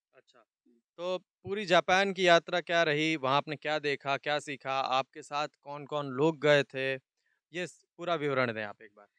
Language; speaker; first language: Hindi; native; Hindi